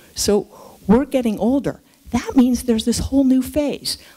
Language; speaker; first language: English; native; English